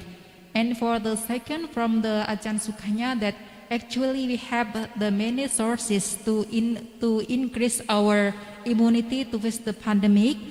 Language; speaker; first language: English; non-native, learner; Indonesian